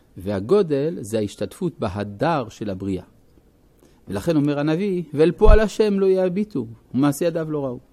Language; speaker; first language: Hebrew; non-native, fluent; French